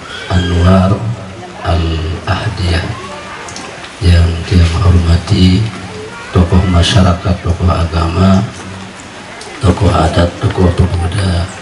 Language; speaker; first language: Indonesian; non-native, local second language; Sasak